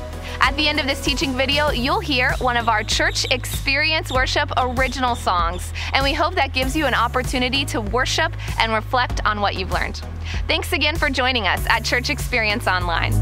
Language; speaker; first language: English; native; English